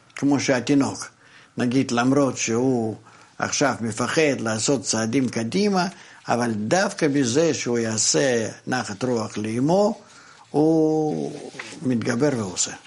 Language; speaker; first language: Hebrew; non-native, fluent; Russian